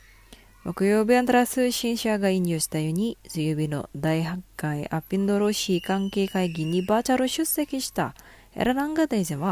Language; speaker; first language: Japanese; non-native, fluent; Indonesian